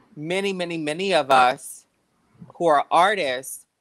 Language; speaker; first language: English; native; English